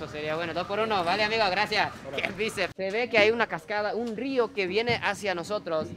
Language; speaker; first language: Spanish; non-native, fluent; Japanese